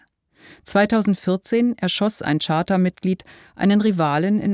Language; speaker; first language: German; native; German